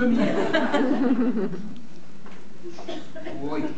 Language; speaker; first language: French; non-native, learner; English